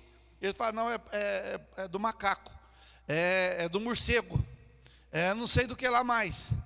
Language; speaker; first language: Portuguese; native; Portuguese